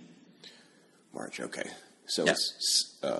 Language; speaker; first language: English; native; English